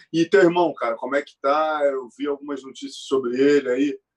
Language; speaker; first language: Portuguese; native; Portuguese